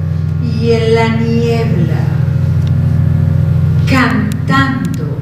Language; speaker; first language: Spanish; native; Spanish